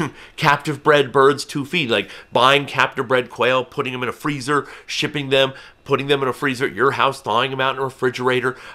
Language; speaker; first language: English; native; English